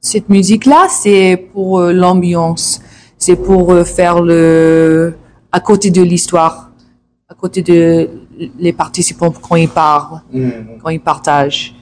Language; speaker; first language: French; non-native, learner; English